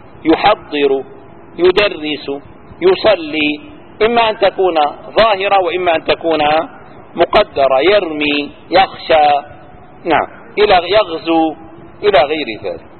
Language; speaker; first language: Arabic; native; Arabic